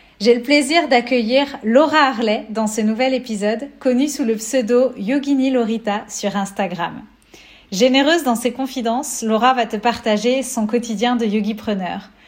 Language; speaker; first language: French; native; French